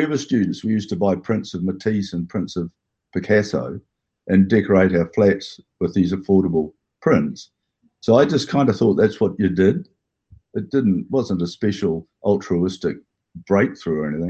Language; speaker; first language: English; native; English